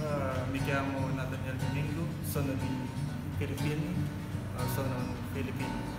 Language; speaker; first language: Italian; non-native, learner; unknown